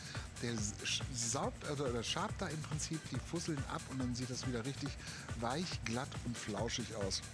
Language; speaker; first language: German; native; German